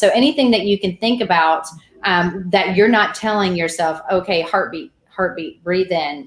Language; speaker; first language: English; native; English